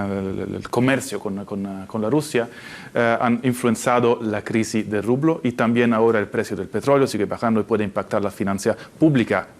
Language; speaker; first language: Spanish; non-native, fluent; Italian